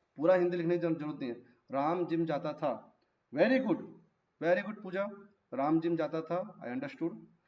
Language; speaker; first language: Hindi; native; Hindi